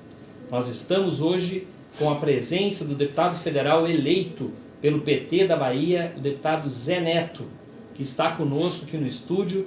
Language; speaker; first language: Portuguese; native; Portuguese